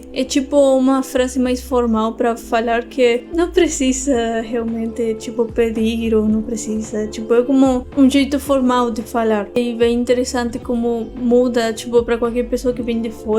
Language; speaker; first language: Portuguese; non-native, fluent; Spanish